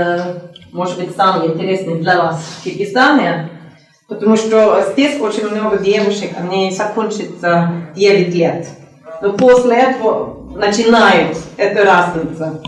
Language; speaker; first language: Russian; non-native, learner; Norwegian